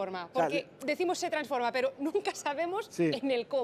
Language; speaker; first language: Spanish; native; Spanish